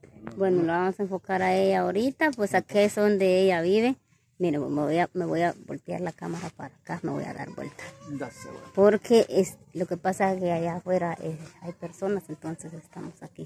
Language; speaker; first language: Spanish; native; Spanish